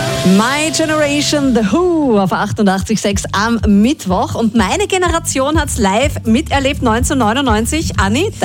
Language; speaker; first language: German; native; German